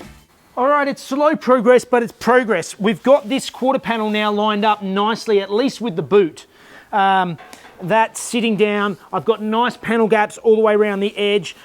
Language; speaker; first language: English; native; English